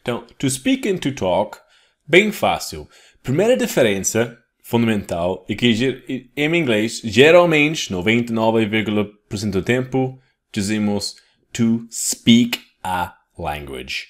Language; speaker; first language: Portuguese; non-native, fluent; English